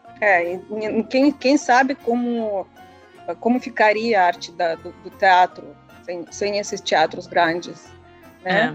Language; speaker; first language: Portuguese; non-native, learner; Russian